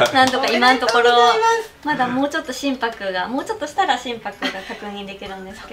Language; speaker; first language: Japanese; native; Japanese